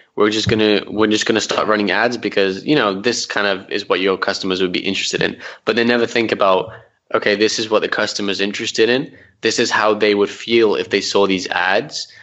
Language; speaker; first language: English; early bilingual, other home language; Arabic